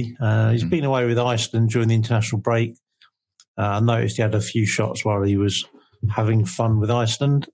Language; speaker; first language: English; native; English